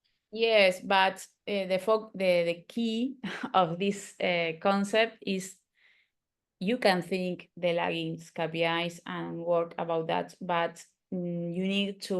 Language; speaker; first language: English; non-native, learner; Spanish